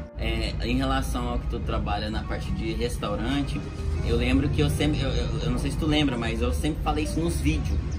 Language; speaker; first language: Portuguese; native; Portuguese